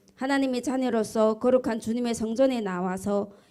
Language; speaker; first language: Korean; early bilingual, heritage; Korean